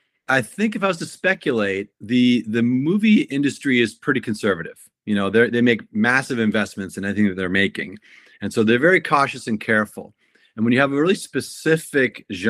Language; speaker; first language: English; native; English